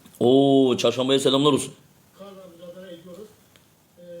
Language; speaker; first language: Turkish; native; Turkish